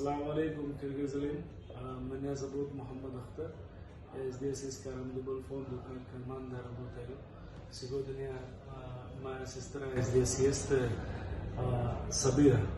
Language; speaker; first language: Russian; non-native, learner; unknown